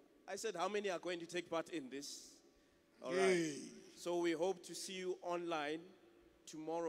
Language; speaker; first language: English; non-native, local second language; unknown